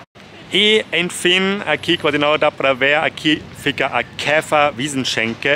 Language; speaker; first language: Portuguese; non-native, fluent; German